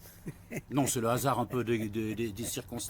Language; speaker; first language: French; native; French